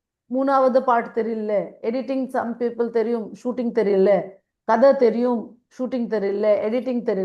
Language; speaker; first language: Tamil; non-native, fluent; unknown